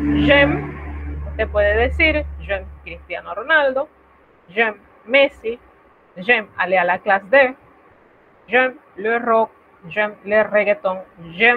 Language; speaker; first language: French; non-native, fluent; Spanish